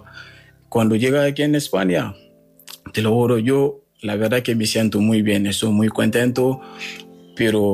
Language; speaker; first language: Spanish; non-native, learner; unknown